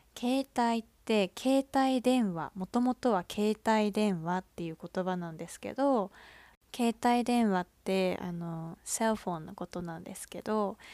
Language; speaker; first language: Japanese; native; Japanese